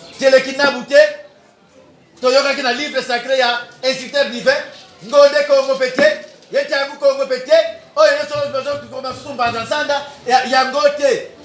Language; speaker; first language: Lingala; non-native, local second language; Kongo